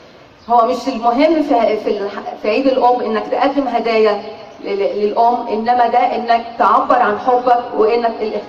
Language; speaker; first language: Arabic; native; Arabic